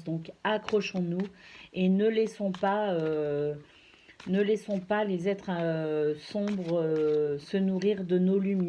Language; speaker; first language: French; native; French